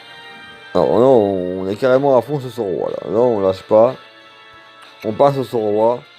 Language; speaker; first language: French; native; French